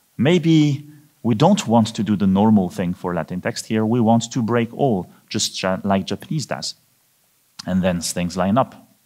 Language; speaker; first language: English; non-native, fluent; French